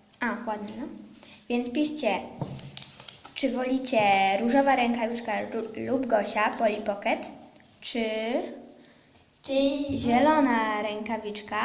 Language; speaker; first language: Polish; early bilingual, heritage; Polish